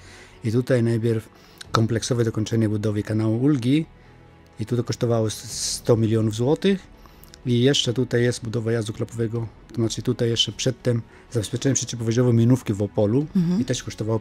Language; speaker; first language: Polish; non-native, fluent; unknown